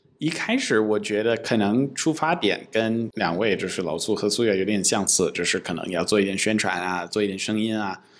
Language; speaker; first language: Chinese; non-native, fluent; English